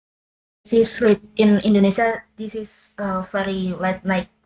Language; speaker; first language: English; non-native, learner; Indonesian